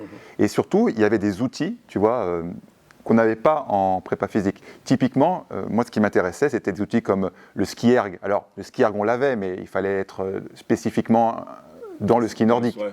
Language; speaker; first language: French; native; French